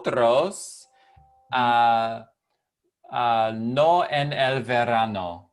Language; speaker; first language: Spanish; non-native, learner; English